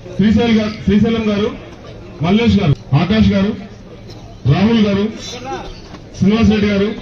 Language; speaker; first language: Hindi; non-native, local second language; Telugu